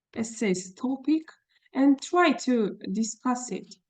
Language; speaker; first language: English; non-native, fluent; Russian